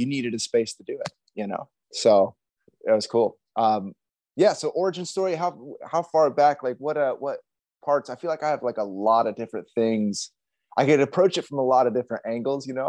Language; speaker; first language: English; native; English